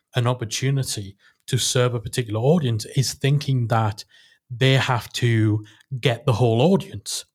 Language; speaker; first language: English; native; English